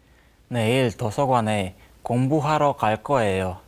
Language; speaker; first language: Korean; non-native, learner; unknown